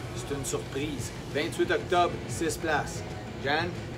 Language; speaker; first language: French; native; French